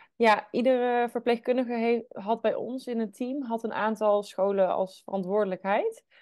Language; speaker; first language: Dutch; native; Dutch